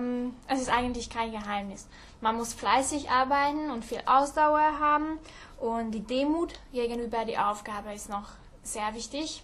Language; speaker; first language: German; non-native, fluent; Hungarian